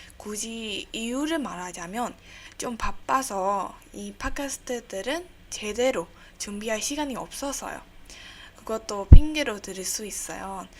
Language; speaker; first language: Korean; non-native, fluent; Burmese